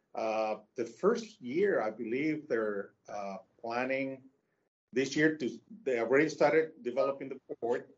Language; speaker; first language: English; non-native, fluent; Spanish